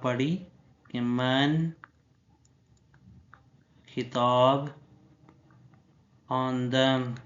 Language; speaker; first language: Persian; non-native, fluent; Urdu